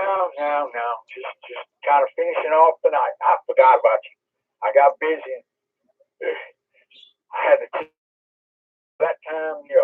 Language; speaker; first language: English; native; English